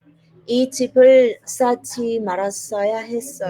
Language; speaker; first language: Korean; non-native, learner; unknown